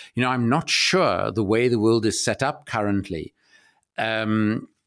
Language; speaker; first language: English; native; English